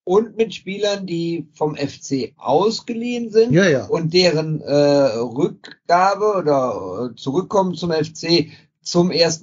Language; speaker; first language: German; native; German